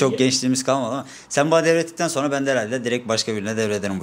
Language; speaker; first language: Turkish; native; Turkish